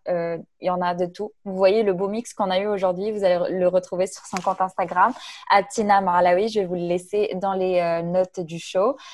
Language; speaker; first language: French; non-native, local second language; Arabic